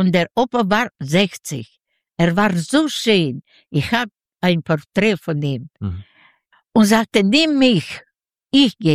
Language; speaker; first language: German; non-native, learner; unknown